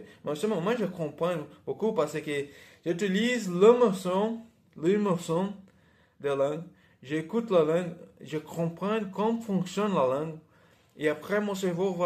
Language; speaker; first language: French; non-native, learner; Portuguese